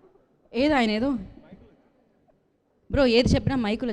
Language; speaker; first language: Telugu; native; Telugu